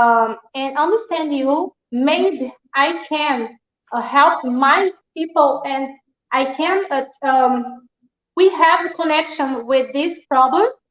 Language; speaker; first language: English; non-native, learner; Portuguese